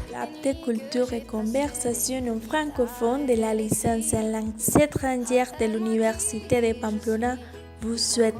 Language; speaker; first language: French; non-native, learner; Spanish